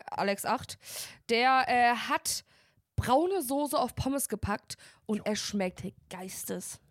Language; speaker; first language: German; native; German